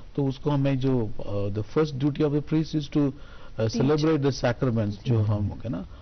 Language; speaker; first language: Hindi; non-native, local second language; Tamil